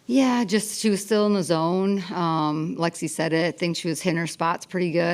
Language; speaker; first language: English; native; English